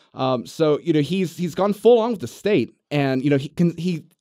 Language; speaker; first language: English; native; English